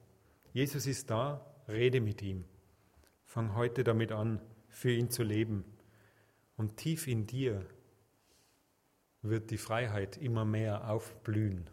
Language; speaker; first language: German; native; German